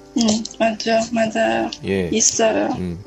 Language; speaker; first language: Korean; non-native, learner; Chinese